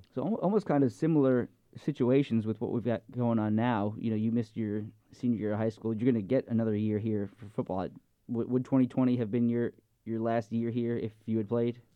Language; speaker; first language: English; native; English